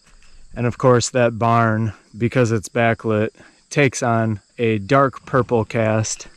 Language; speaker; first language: English; native; English